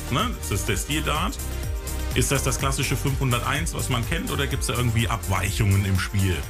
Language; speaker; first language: German; native; German